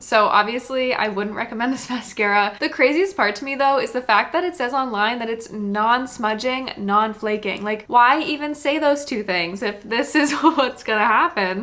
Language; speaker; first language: English; native; English